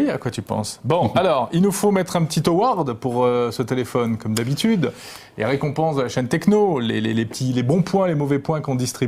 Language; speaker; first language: French; native; French